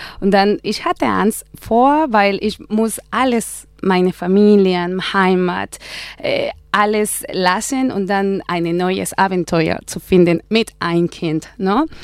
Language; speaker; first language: German; non-native, learner; Spanish